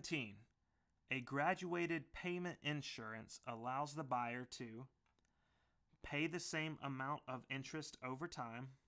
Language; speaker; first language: English; native; English